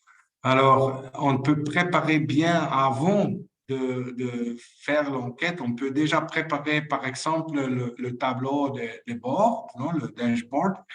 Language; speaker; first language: French; non-native, fluent; Spanish